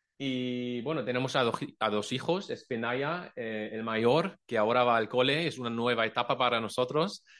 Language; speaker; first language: Spanish; non-native, fluent; German